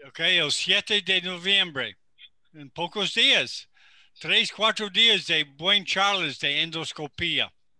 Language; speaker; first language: Spanish; non-native, learner; English